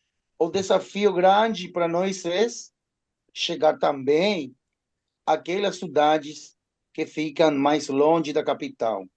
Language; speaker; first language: Portuguese; non-native, learner; Spanish